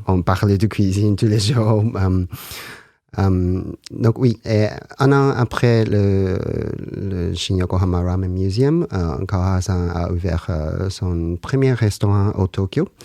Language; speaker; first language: French; non-native, learner; Japanese